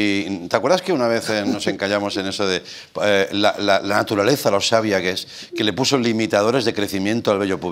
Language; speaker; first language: Spanish; non-native, local second language; Catalan